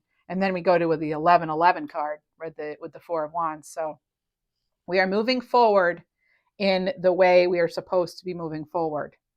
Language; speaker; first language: English; native; English